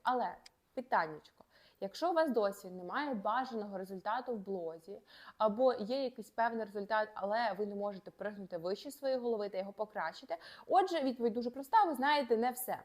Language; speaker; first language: Ukrainian; native; Ukrainian